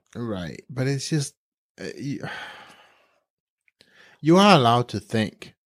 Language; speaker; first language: English; non-native, fluent; Danish